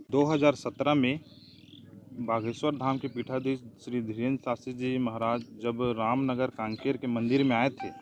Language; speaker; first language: Hindi; native; Hindi